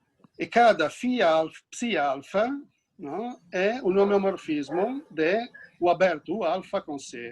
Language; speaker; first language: Portuguese; non-native, fluent; Italian